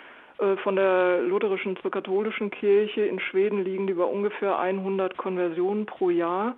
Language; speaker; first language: German; native; German